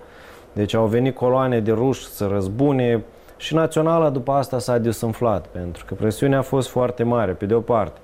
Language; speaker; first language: Romanian; native; Romanian